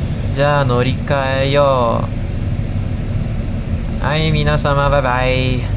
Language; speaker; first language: Japanese; non-native, fluent; English